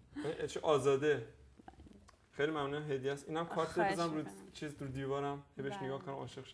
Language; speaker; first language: Persian; native; Persian